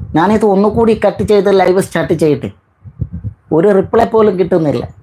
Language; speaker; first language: Malayalam; non-native, learner; Bangla